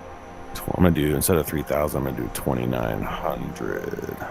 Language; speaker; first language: English; native; English